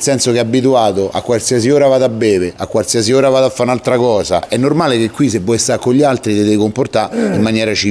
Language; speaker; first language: Italian; native; Italian